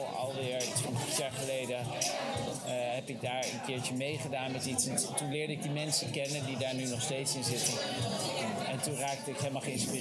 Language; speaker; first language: Dutch; native; Dutch